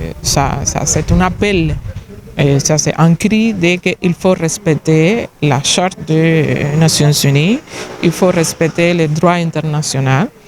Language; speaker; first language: French; non-native, fluent; Spanish